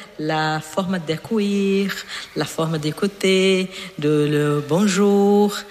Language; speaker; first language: French; non-native, learner; Portuguese